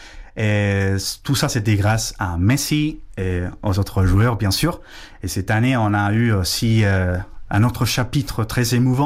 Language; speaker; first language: French; non-native, fluent; Spanish